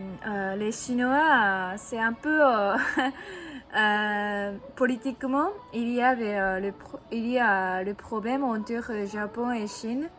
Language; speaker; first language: French; non-native, learner; Japanese